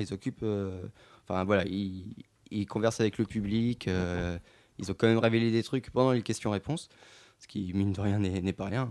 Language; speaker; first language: French; native; French